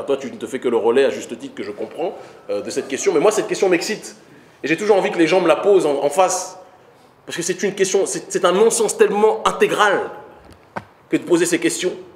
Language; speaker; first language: French; native; French